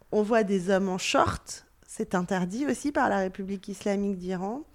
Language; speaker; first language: French; native; French